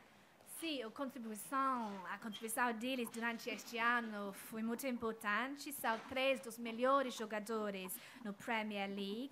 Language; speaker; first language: Portuguese; non-native, fluent; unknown